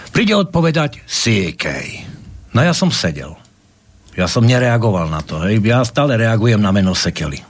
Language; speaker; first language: Slovak; native; Slovak